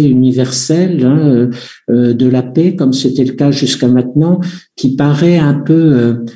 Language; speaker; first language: French; native; French